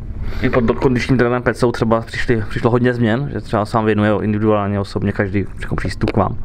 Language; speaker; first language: Czech; native; Czech